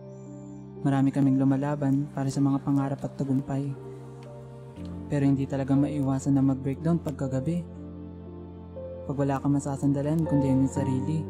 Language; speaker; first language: Filipino; native; Filipino